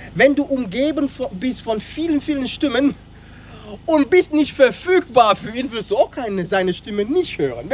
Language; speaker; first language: German; non-native, fluent; French